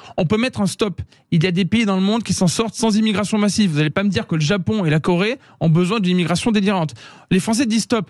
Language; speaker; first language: French; native; French